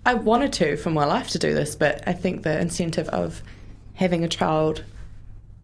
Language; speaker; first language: English; native; English